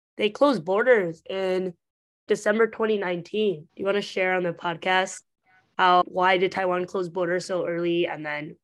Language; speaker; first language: English; early bilingual, other home language; Chinese